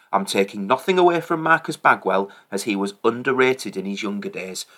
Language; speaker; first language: English; native; English